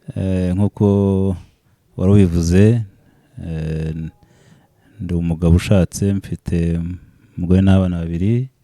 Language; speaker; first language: Kinyarwanda; early bilingual, heritage; Kinyarwanda